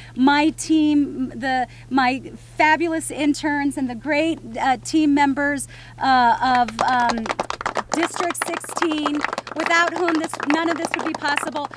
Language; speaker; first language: English; early bilingual, other home language; Spanish